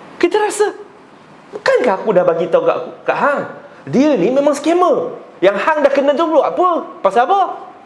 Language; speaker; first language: Malay; non-native, local second language; Chinese